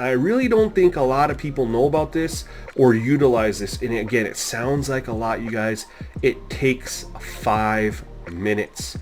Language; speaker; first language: English; native; English